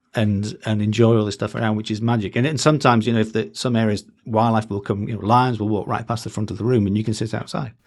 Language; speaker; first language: English; native; English